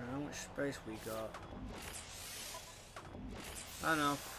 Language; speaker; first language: English; native; English